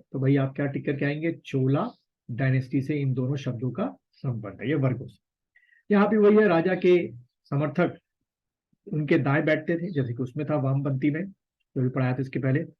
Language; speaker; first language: Hindi; native; Hindi